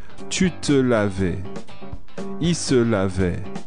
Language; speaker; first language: French; non-native, fluent; English